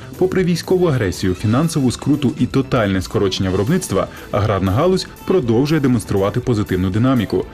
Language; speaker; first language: Ukrainian; native; Ukrainian